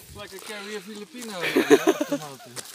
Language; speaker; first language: English; non-native, learner; Dutch